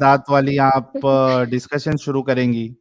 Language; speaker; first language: Hindi; native; Hindi